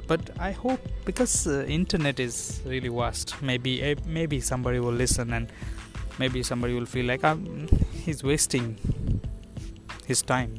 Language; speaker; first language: English; non-native, local second language; Marathi